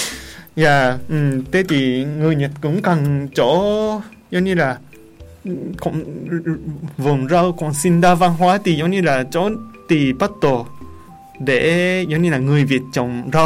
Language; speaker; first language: Vietnamese; non-native, learner; Japanese